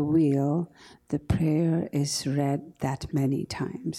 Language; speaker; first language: English; non-native, local second language; Tibetan